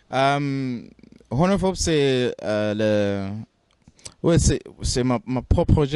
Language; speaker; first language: French; non-native, fluent; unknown